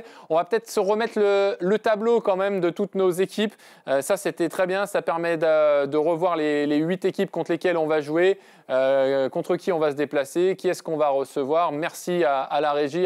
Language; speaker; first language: French; native; French